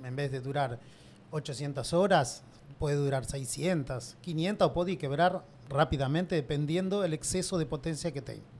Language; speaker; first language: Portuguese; non-native, learner; Spanish